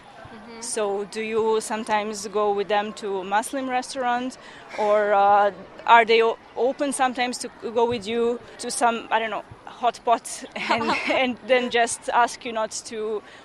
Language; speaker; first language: English; non-native, fluent; Serbian